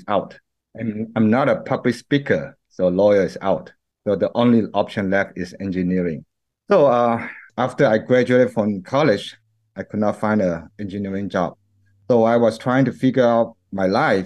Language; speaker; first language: English; non-native, local second language; Min Nan Chinese